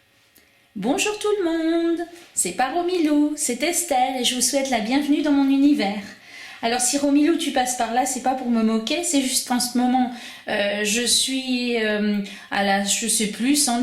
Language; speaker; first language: French; native; French